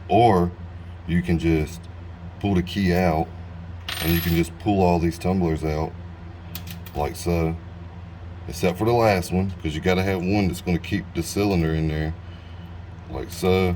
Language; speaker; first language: English; native; English